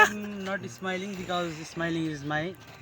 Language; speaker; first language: English; non-native, learner; Nepali